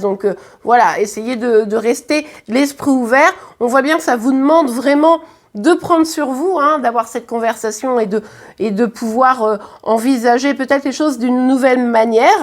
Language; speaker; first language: French; native; French